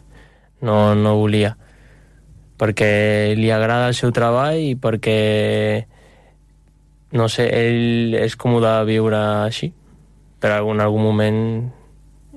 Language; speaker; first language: Catalan; non-native, local second language; Spanish